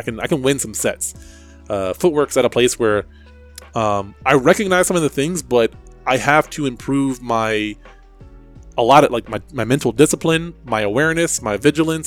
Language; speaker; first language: English; native; English